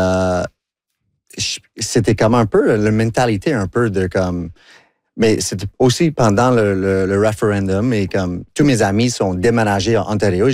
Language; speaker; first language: French; non-native, local second language; English